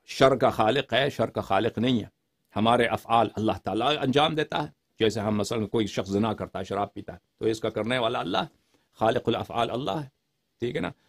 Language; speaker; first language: Urdu; non-native, fluent; Persian